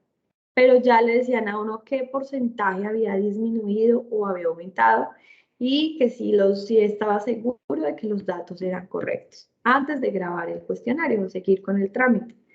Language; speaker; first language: Spanish; native; Spanish